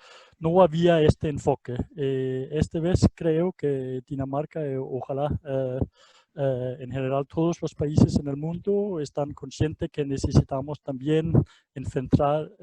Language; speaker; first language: Spanish; non-native, fluent; Danish